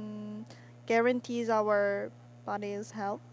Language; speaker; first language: English; non-native, learner; Korean